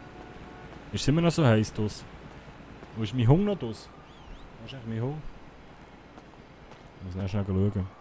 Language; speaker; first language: German; native; German